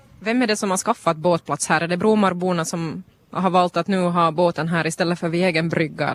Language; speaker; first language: Swedish; native; Swedish